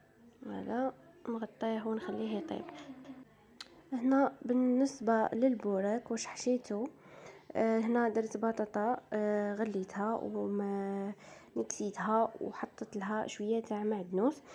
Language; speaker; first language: Arabic; native; Arabic